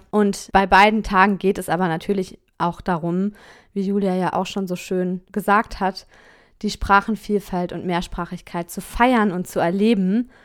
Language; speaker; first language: German; native; German